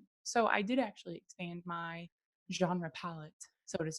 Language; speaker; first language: English; native; English